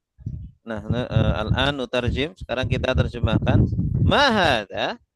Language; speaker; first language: Indonesian; native; Indonesian